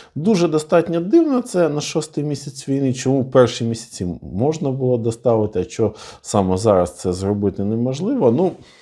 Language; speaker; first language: Ukrainian; non-native, local second language; Russian